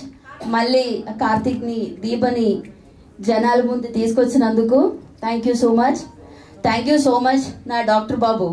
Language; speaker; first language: Telugu; non-native, learner; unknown